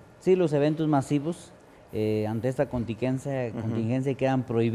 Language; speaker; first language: Spanish; native; Spanish